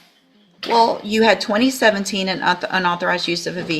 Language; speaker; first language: English; native; English